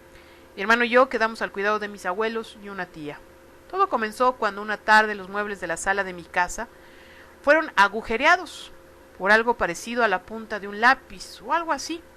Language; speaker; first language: Spanish; native; Spanish